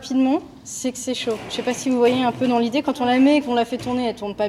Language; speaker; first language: French; native; French